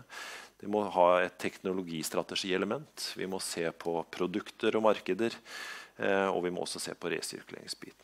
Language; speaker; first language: Norwegian; native; Norwegian